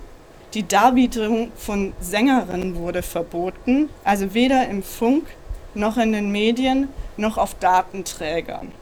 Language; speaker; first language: German; native; German